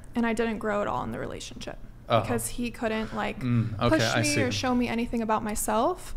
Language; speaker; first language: English; native; English